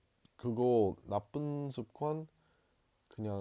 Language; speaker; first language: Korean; non-native, learner; English